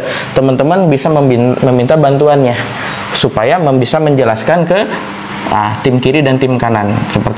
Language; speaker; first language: Indonesian; non-native, local second language; Sundanese